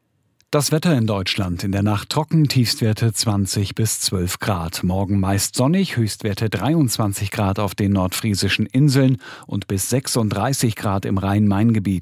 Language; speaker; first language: German; native; German